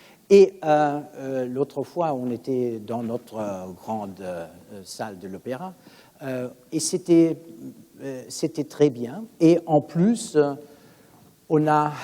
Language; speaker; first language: French; non-native, fluent; German